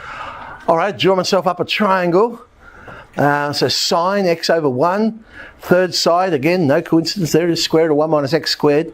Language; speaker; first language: English; native; English